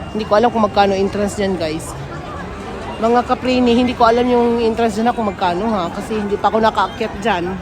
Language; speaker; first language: Filipino; native; Filipino